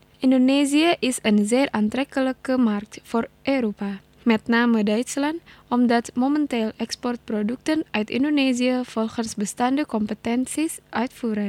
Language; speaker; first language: Dutch; non-native, learner; Indonesian